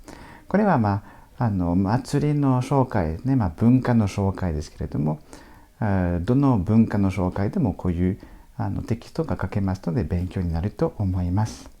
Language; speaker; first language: Japanese; non-native, fluent; French